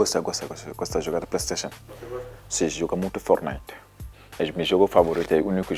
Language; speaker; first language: Portuguese; non-native, learner; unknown